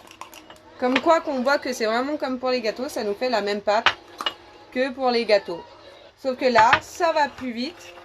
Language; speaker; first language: French; native; French